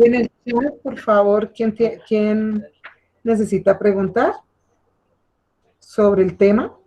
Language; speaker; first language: Spanish; native; Spanish